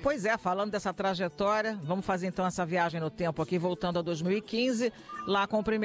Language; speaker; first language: Portuguese; native; Portuguese